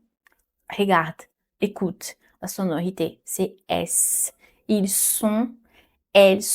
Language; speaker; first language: French; non-native, fluent; Portuguese